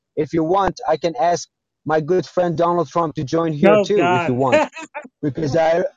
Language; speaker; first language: English; non-native, fluent; Persian